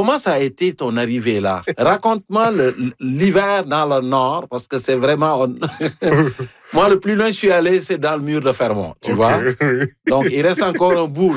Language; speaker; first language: French; native; French